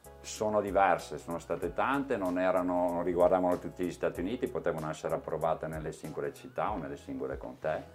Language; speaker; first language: Italian; native; Italian